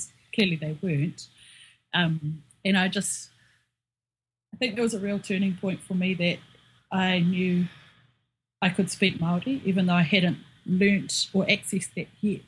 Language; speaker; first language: English; native; English